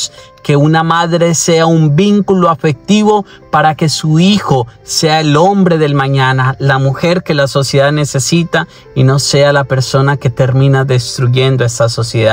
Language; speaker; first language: Spanish; native; Spanish